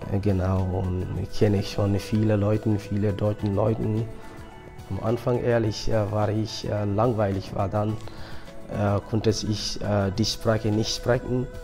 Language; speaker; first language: German; non-native, learner; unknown